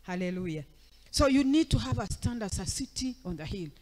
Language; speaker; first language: English; non-native, local second language; Swahili